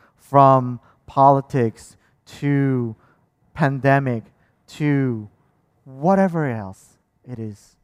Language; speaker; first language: English; early bilingual, other home language; Korean